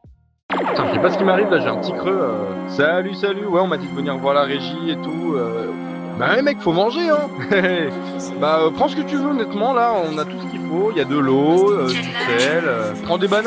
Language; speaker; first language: French; native; French